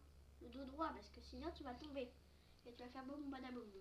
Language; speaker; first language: French; native; French